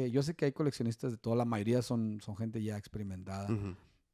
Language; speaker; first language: Spanish; native; Spanish